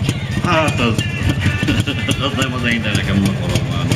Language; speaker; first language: Hungarian; native; Hungarian